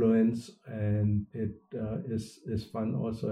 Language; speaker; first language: English; non-native, fluent; German